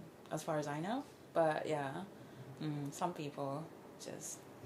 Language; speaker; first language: English; non-native, fluent; Japanese